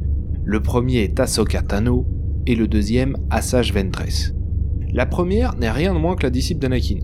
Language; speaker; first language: French; native; French